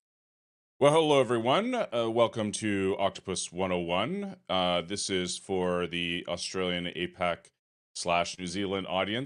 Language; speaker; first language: English; native; English